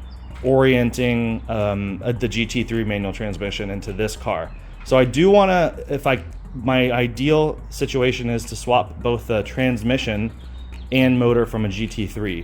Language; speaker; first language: English; native; English